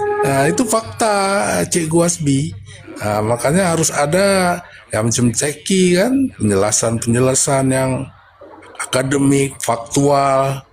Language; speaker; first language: Malay; non-native, local second language; Achinese